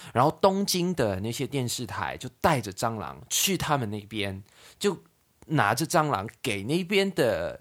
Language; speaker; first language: Chinese; non-native, local second language; Cantonese